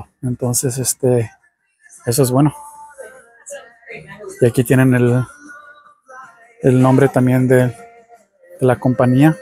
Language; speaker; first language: Spanish; early bilingual, heritage; Spanish